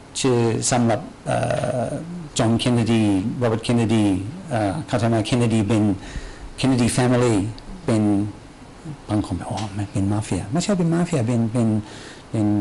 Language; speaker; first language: Thai; non-native, learner; English